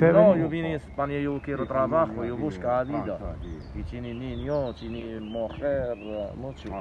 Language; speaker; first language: Spanish; non-native, learner; Arabic